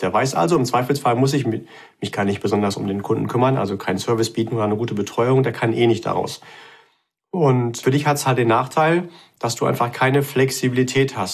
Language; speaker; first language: German; native; German